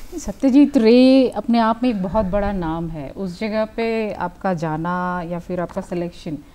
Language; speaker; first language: Hindi; native; Hindi